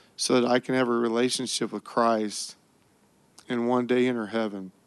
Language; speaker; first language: English; native; English